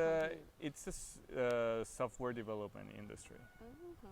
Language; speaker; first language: English; non-native, fluent; Spanish